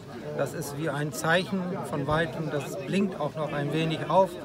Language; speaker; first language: German; native; German